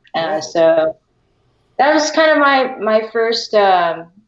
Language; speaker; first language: English; early bilingual, other home language; Filipino